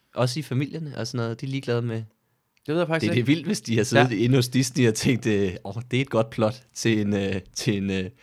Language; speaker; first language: Danish; native; Danish